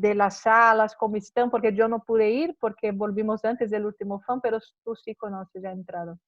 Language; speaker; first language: Spanish; non-native, fluent; Portuguese